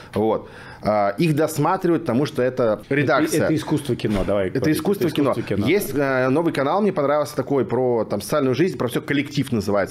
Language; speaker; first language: Russian; native; Russian